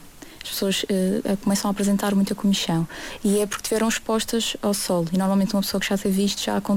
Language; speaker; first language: Portuguese; native; Portuguese